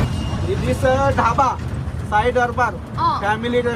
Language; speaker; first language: English; non-native, learner; Hindi